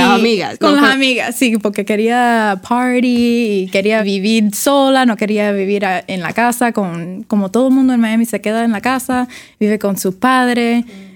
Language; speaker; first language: Spanish; early bilingual, other home language; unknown